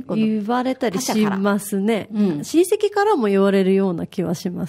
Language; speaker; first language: Japanese; native; Japanese